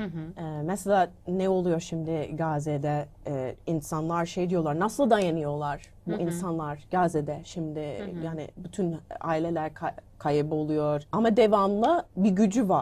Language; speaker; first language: Turkish; non-native, learner; English